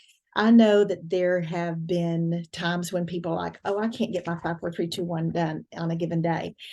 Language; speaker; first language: English; native; English